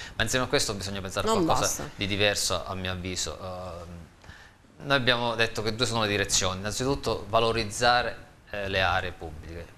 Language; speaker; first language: Italian; native; Italian